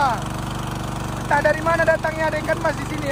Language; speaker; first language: Indonesian; native; Indonesian